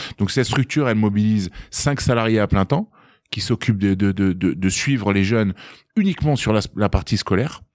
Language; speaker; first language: French; native; French